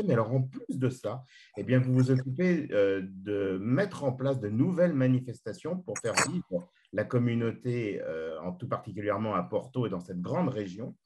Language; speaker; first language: French; native; French